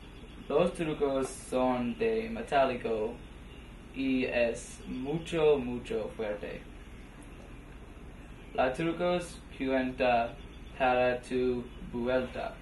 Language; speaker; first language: Spanish; non-native, learner; English